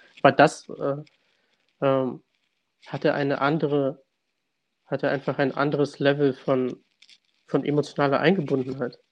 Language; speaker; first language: German; early bilingual, other home language; Russian